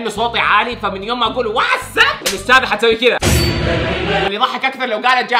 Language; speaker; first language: Arabic; native; Arabic